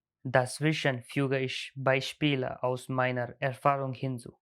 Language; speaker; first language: German; non-native, fluent; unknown